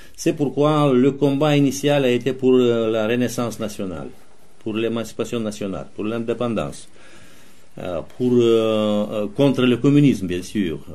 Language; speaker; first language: French; non-native, fluent; Romanian